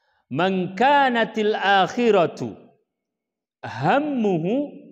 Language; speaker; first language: Arabic; non-native, fluent; Indonesian